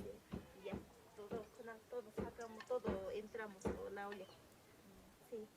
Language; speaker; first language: Spanish; non-native, local second language; Quechua